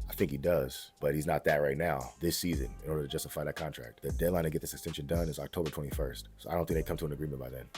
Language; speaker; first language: English; native; English